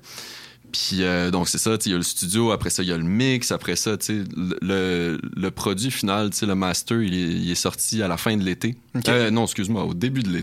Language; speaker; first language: French; native; French